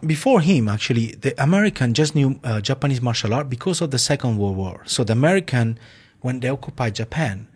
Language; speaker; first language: English; non-native, fluent; Italian